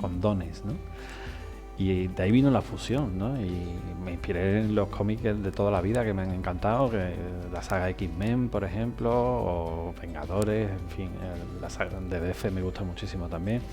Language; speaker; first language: Spanish; native; Spanish